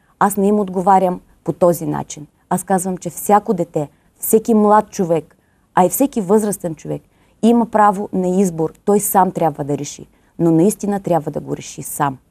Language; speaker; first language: Bulgarian; native; Bulgarian